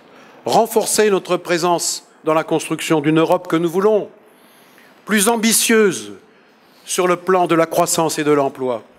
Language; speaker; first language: French; native; French